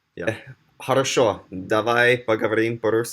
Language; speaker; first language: Russian; non-native, learner; Chinese